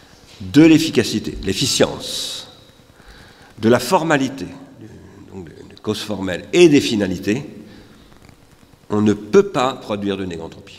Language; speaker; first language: French; native; French